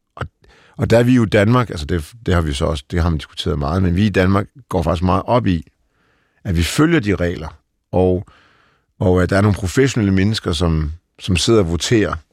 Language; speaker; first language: Danish; early bilingual, other home language; Polish